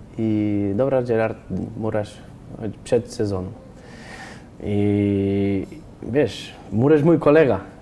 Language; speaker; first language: Polish; non-native, fluent; Spanish